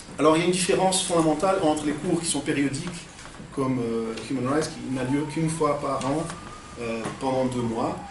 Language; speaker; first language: French; non-native, fluent; Portuguese